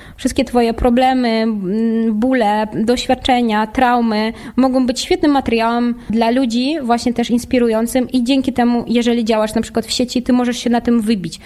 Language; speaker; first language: Polish; non-native, fluent; Russian